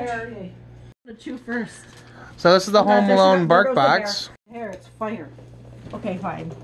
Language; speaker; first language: English; native; English